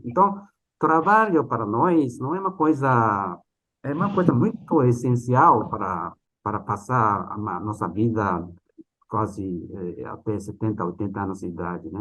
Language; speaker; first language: Portuguese; non-native, fluent; Japanese